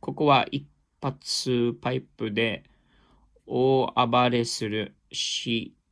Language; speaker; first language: Japanese; non-native, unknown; English